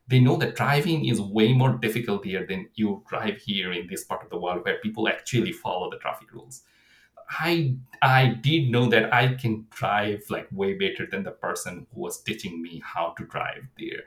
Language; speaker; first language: English; non-native, local second language; Bangla